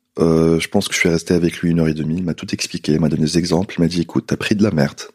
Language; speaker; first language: French; non-native, local second language; Arabic